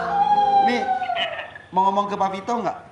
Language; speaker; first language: Indonesian; native; Indonesian